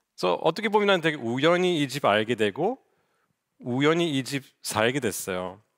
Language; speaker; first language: Korean; non-native, fluent; English